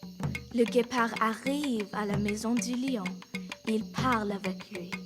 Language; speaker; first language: French; non-native, learner; English